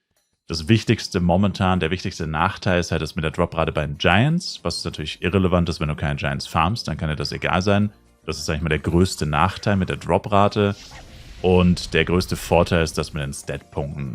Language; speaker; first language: German; native; German